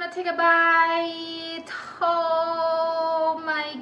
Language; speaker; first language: English; non-native, learner; Indonesian